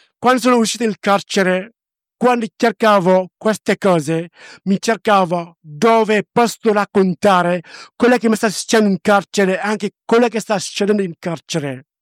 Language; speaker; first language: Italian; non-native, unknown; Wolof